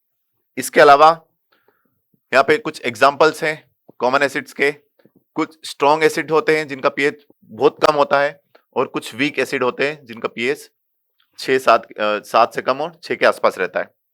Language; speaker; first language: Hindi; native; Hindi